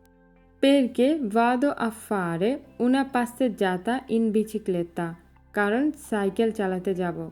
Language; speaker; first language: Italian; non-native, fluent; Bangla